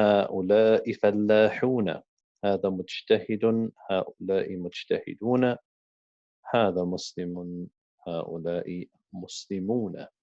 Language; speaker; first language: Arabic; non-native, fluent; English